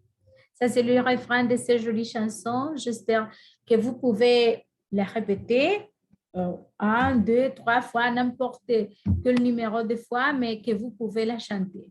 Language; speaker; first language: French; non-native, fluent; Spanish